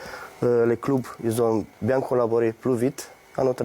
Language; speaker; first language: French; non-native, fluent; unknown